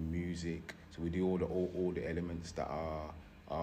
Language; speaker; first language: English; native; English